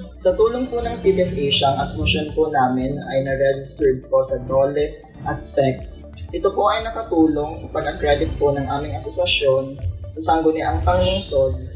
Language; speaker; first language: Filipino; non-native, local second language; Bikol